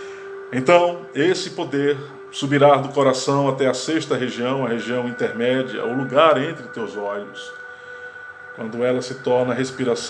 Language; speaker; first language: Portuguese; native; Portuguese